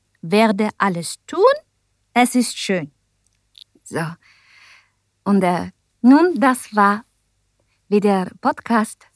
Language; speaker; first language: German; non-native, learner; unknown